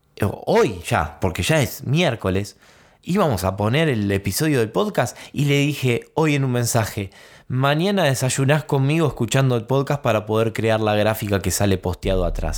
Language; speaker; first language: Spanish; native; Spanish